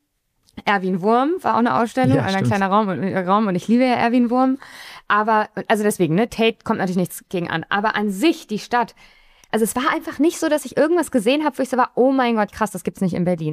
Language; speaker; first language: German; native; German